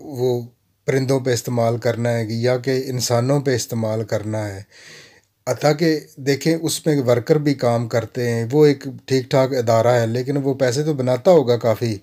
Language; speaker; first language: Urdu; non-native, local second language; Punjabi